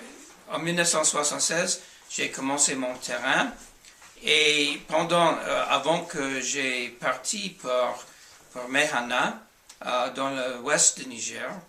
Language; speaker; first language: French; non-native, fluent; English